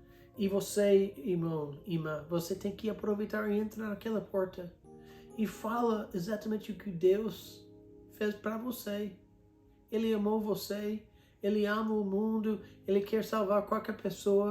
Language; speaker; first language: Portuguese; non-native, fluent; English